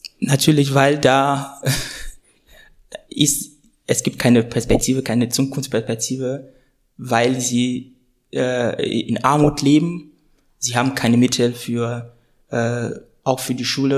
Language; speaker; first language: German; non-native, fluent; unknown